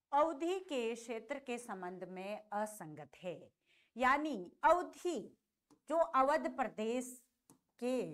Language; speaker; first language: Hindi; native; Hindi